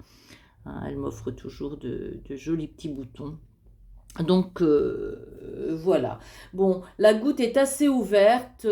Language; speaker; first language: French; native; French